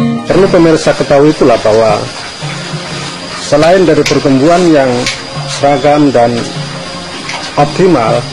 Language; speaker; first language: Indonesian; native; Indonesian